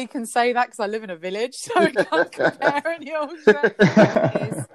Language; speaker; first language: English; native; English